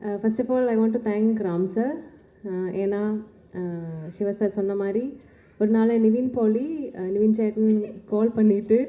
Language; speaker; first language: Tamil; non-native, learner; Malayalam